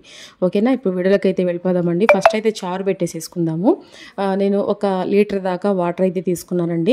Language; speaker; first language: Telugu; native; Telugu